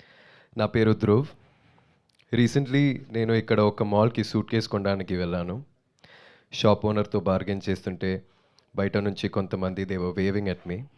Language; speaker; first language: Telugu; non-native, learner; Tamil